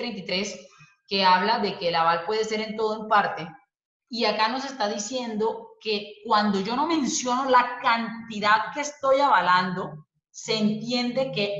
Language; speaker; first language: Spanish; native; Spanish